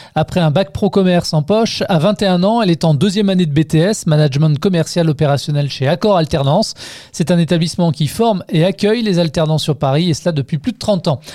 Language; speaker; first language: French; native; French